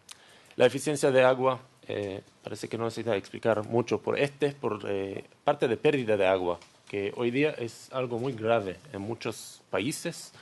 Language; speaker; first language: Spanish; non-native, learner; Hebrew